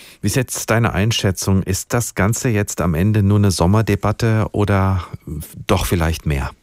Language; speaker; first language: German; native; German